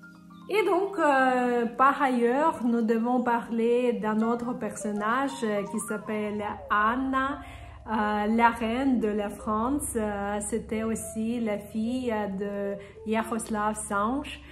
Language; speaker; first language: French; non-native, fluent; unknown